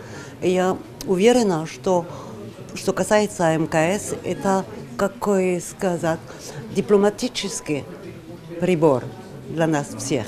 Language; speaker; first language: Russian; non-native, learner; French